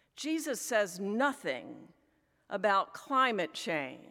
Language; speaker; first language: English; native; English